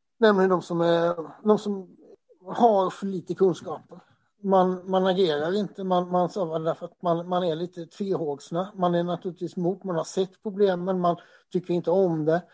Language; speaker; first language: Swedish; native; Swedish